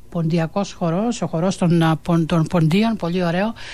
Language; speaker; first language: Greek; native; Greek